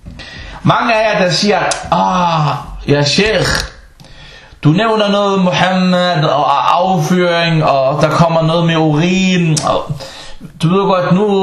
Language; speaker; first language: Danish; non-native, fluent; Arabic